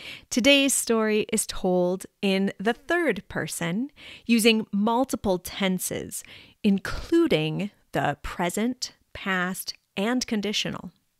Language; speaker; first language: English; native; English